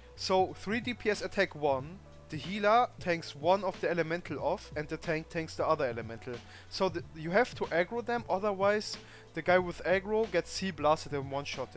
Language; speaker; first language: English; non-native, fluent; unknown